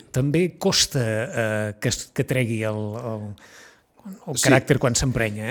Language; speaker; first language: Catalan; native; Catalan